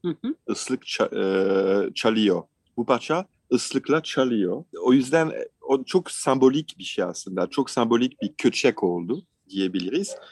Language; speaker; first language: Turkish; non-native, fluent; French